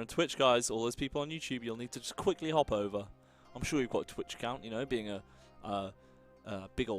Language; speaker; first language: English; native; English